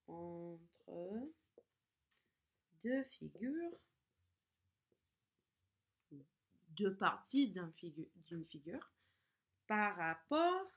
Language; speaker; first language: French; non-native, fluent; English